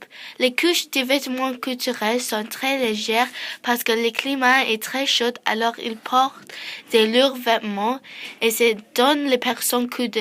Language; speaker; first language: French; non-native, learner; English